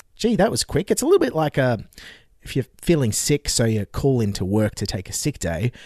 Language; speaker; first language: English; native; English